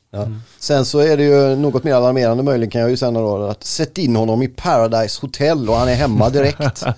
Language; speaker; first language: Swedish; native; Swedish